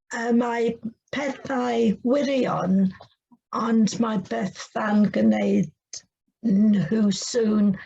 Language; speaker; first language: Welsh; non-native, learner; English